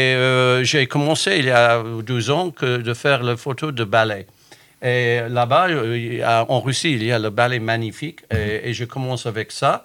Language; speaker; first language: French; non-native, fluent; English